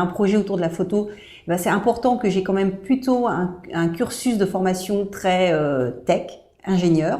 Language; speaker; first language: French; native; French